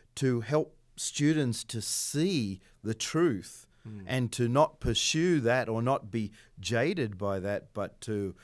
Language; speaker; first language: English; native; English